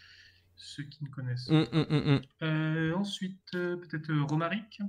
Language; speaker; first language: French; native; French